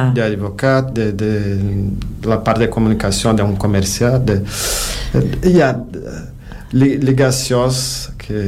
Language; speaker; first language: Catalan; non-native, learner; Portuguese